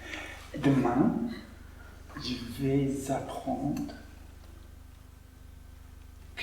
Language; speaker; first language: French; non-native, learner; English